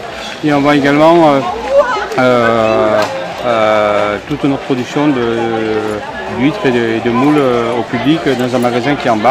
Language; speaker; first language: French; native; French